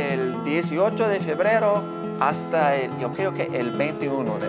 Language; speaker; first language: Spanish; non-native, learner; English